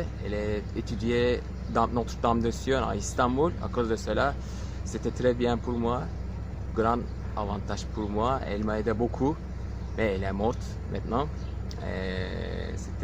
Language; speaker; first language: French; non-native, learner; Turkish